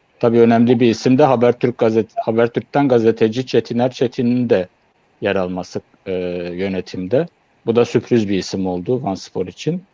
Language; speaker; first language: Turkish; native; Turkish